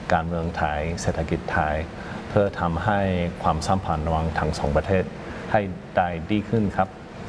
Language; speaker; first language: Thai; non-native, fluent; English